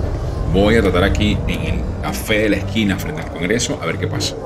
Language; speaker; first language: Spanish; native; Spanish